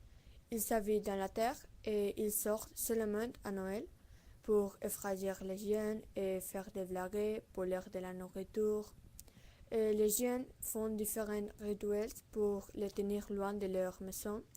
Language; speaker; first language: French; non-native, learner; Spanish